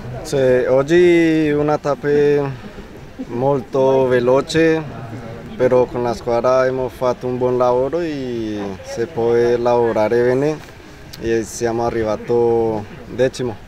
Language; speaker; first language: Italian; non-native, learner; Spanish